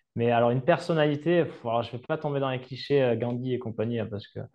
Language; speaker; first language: French; native; French